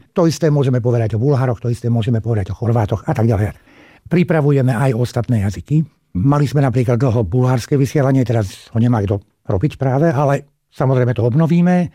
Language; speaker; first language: Slovak; non-native, local second language; Hungarian